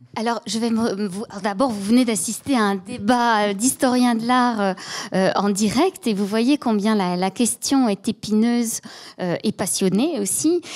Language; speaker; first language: French; native; French